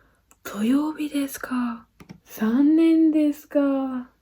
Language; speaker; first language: Japanese; non-native, learner; English